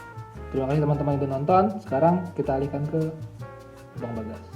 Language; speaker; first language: Indonesian; native; Indonesian